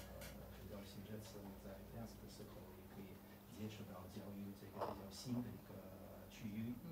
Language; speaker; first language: Chinese; non-native, fluent; Russian